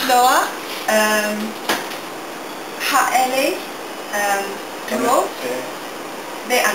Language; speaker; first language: Hebrew; non-native, learner; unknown